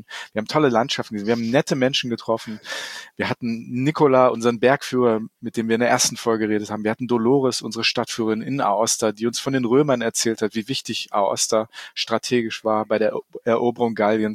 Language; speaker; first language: German; native; German